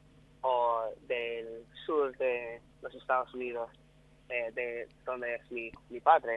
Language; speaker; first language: Spanish; non-native, learner; English